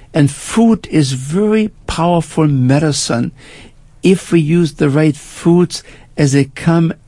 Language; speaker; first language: English; non-native, fluent; German